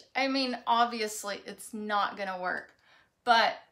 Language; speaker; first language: English; native; English